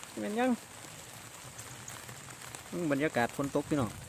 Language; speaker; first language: Thai; non-native, local second language; Lao